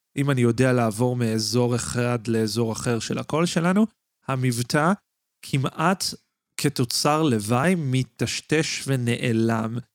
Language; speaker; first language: Hebrew; native; Hebrew